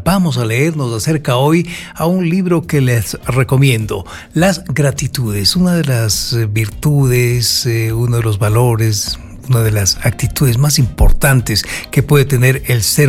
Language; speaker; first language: Spanish; native; Spanish